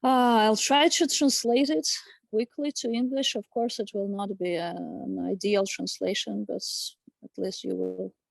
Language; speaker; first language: English; non-native, fluent; Ukrainian